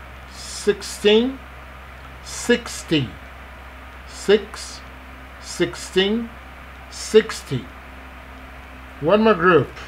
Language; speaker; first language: English; non-native, fluent; Portuguese